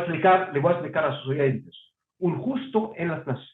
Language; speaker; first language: Spanish; non-native, fluent; Hebrew